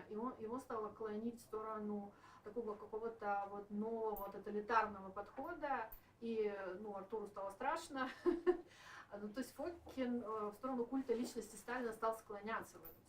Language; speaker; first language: Russian; native; Russian